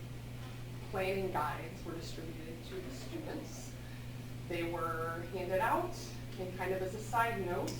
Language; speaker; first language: English; native; English